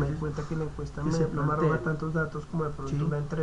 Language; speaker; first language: Spanish; native; Spanish